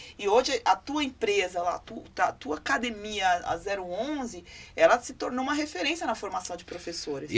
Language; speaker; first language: Portuguese; native; Portuguese